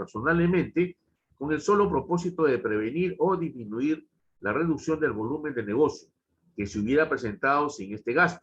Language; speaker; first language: Spanish; native; Spanish